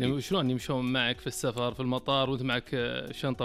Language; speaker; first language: Arabic; native; Arabic